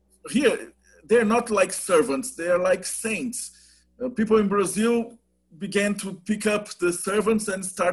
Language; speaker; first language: English; non-native, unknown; Portuguese